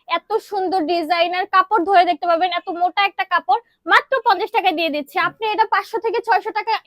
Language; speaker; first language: Bangla; native; Bangla